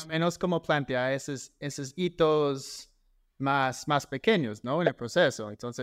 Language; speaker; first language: Spanish; non-native, fluent; English